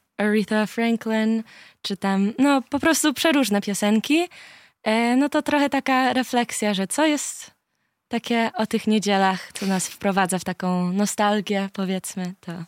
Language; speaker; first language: Polish; early bilingual, heritage; Polish